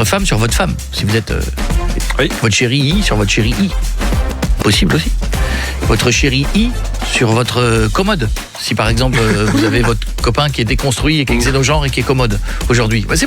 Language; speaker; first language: French; native; French